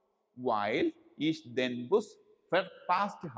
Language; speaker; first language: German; non-native, learner; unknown